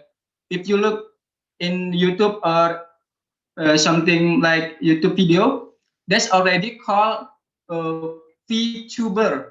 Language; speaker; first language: English; non-native, learner; Indonesian